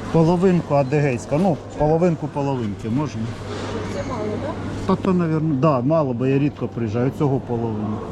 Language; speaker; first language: Ukrainian; native; Ukrainian